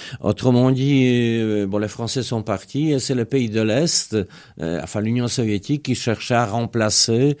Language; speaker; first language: French; non-native, fluent; Polish